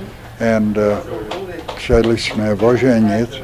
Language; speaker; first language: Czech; early bilingual, heritage; Czech